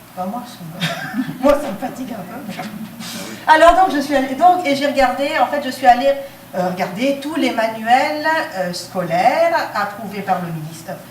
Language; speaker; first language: French; non-native, local second language; Arabic